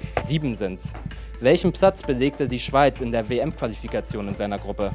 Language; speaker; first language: German; native; German